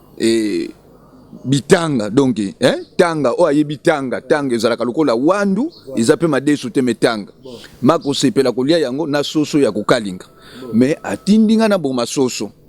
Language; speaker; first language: Lingala; non-native, local second language; Kongo